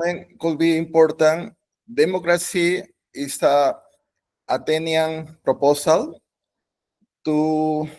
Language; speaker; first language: English; non-native, learner; Spanish